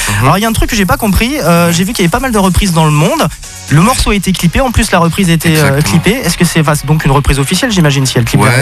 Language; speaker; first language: French; native; French